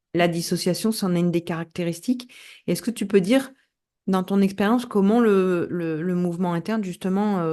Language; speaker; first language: French; native; French